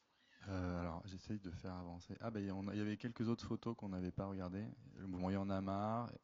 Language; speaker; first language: French; native; French